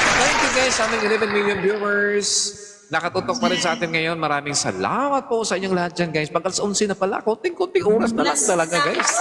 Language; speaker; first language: Filipino; native; Filipino